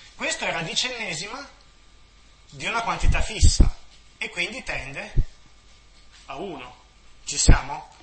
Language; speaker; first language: Italian; native; Italian